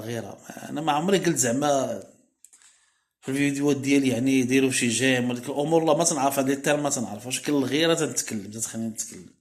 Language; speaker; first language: Arabic; native; Arabic